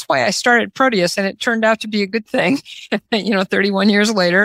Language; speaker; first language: English; native; English